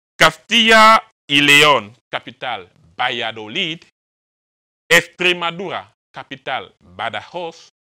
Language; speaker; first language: Spanish; non-native, fluent; French